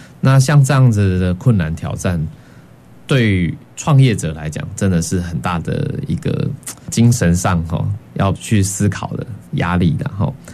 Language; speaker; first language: Chinese; native; Chinese